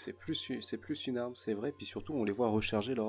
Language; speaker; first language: French; native; French